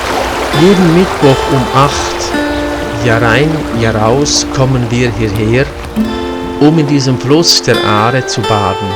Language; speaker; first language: German; native; German